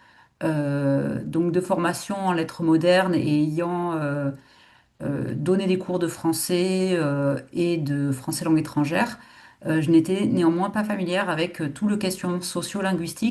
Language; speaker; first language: French; native; French